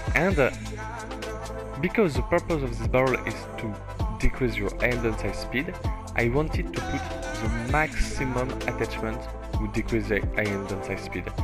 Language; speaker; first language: English; non-native, fluent; French